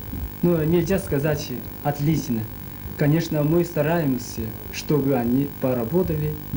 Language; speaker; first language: Russian; non-native, fluent; Chinese